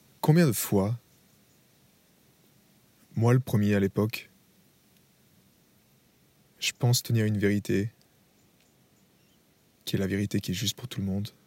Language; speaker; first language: French; native; French